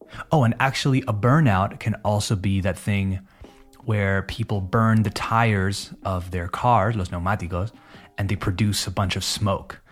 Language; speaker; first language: English; native; English